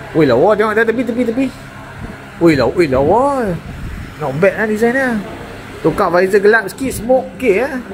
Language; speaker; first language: Malay; native; Malay